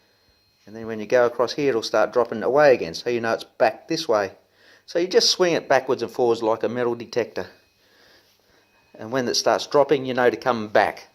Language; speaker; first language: English; native; English